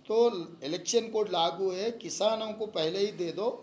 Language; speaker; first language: Hindi; non-native, local second language; Telugu